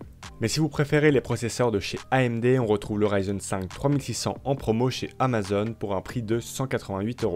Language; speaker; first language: French; native; French